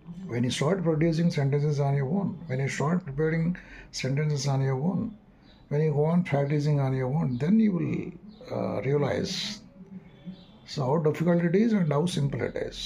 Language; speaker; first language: English; non-native, local second language; Telugu